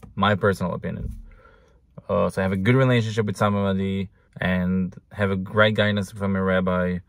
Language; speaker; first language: English; non-native, fluent; Hebrew